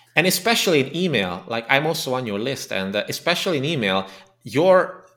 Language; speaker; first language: English; non-native, fluent; Romanian